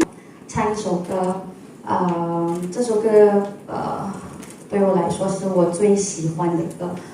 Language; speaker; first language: Chinese; non-native, local second language; Malay